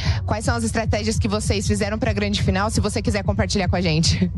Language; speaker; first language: Portuguese; native; Portuguese